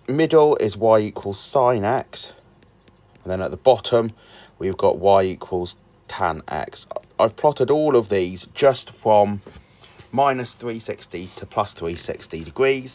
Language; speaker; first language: English; native; English